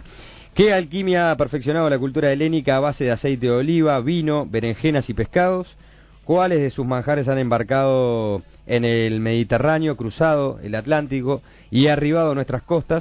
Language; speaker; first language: Spanish; native; Spanish